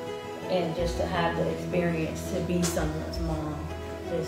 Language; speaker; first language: English; native; English